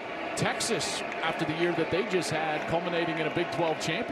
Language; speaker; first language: English; native; English